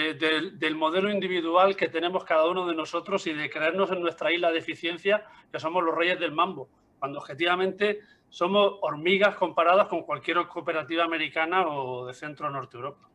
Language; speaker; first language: Spanish; native; Spanish